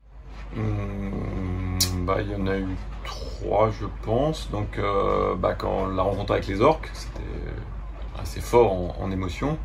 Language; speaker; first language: French; native; French